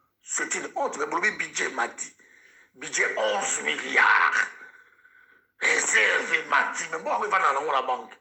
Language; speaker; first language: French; non-native, local second language; Lingala